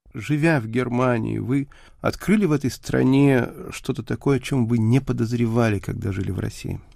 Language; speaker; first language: Russian; native; Russian